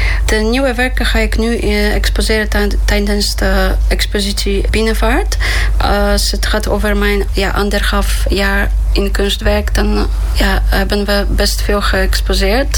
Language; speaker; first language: Dutch; non-native, fluent; Polish